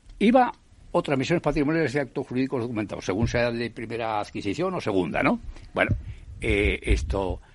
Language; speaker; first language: Spanish; native; Spanish